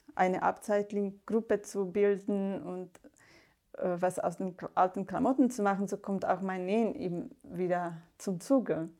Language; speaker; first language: German; non-native, fluent; Slovak